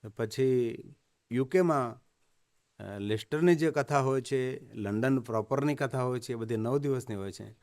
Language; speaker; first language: Gujarati; native; Gujarati